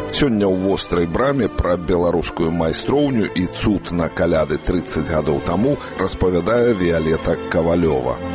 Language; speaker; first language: Belarusian; native; Belarusian